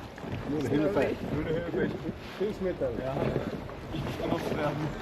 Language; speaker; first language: German; native; German